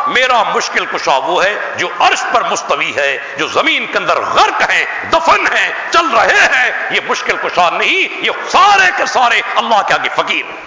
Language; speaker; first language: Urdu; non-native, local second language; Sindhi